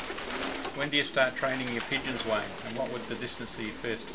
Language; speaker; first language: English; native; English